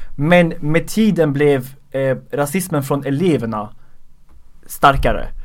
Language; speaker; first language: Swedish; early bilingual, other home language; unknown